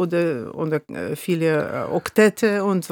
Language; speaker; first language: German; non-native, fluent; Russian